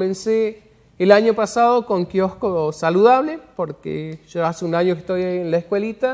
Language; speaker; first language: Spanish; native; Spanish